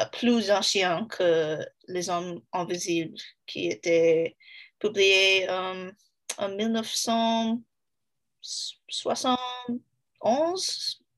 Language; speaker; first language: French; non-native, learner; English